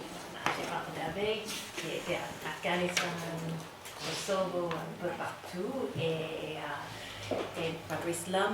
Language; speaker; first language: French; non-native, fluent; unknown